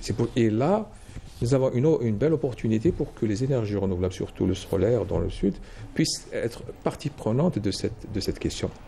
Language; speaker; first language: French; non-native, local second language; Arabic